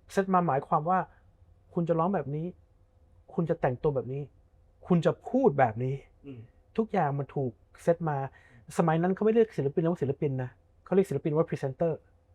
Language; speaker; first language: Thai; early bilingual, heritage; Thai